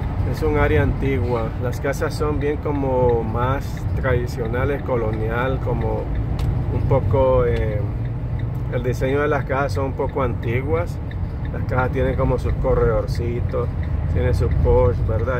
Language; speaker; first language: Spanish; native; Spanish